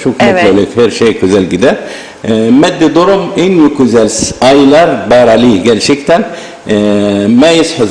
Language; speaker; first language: Turkish; non-native, learner; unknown